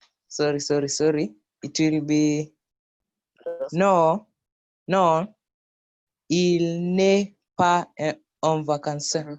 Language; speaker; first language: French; non-native, learner; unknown